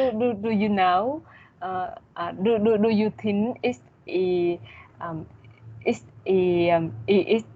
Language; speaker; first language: English; non-native, learner; Vietnamese